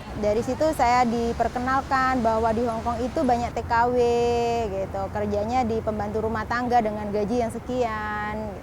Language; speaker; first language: Indonesian; native; Indonesian